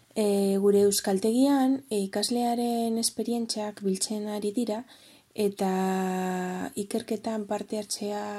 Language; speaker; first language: Basque; non-native, local second language; Spanish